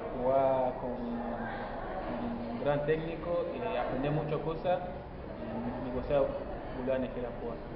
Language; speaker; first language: Spanish; non-native, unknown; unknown